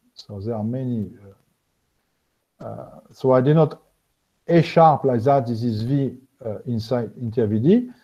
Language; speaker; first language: English; non-native, fluent; French